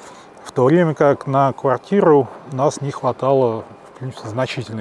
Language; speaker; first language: Russian; native; Russian